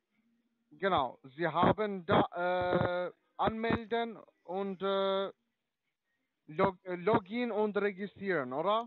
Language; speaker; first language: German; non-native, learner; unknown